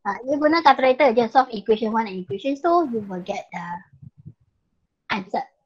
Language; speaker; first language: English; non-native, local second language; Malay